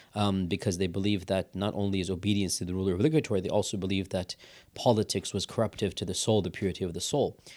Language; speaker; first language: English; native; English